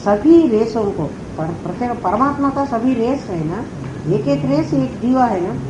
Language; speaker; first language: Hindi; non-native, local second language; Telugu